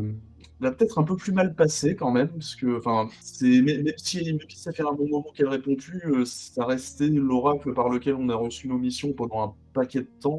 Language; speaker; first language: French; native; French